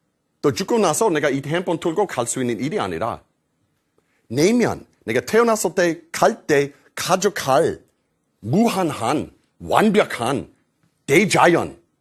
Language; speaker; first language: Korean; non-native, fluent; English